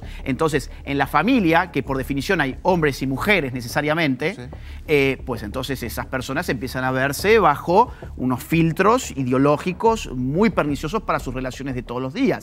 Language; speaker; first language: Spanish; native; Spanish